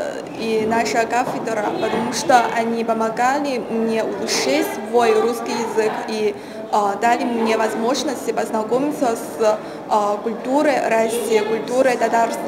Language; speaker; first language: Russian; non-native, fluent; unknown